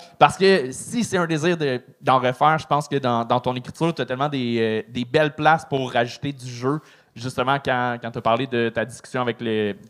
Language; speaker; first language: French; native; French